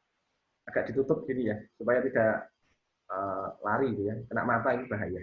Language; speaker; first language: Indonesian; native; Indonesian